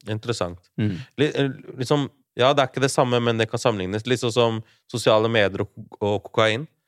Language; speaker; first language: Norwegian; native; Norwegian